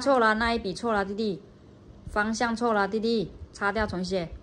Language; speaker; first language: Chinese; native; Chinese